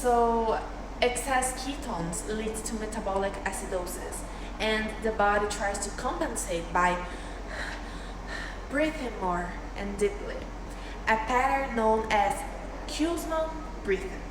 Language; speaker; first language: English; non-native, fluent; Portuguese